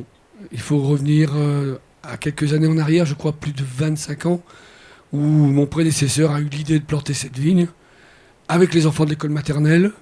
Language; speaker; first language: French; native; French